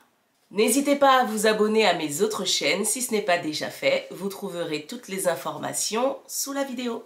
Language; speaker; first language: French; native; French